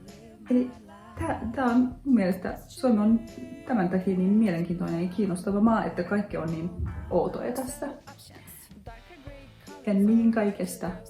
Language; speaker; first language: Finnish; non-native, fluent; Turkish